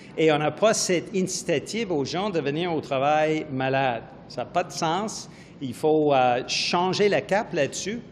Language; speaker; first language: French; non-native, fluent; English